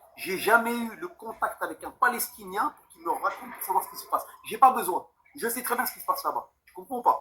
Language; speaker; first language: French; native; French